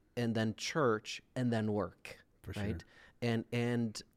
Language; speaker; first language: English; non-native, fluent; Swedish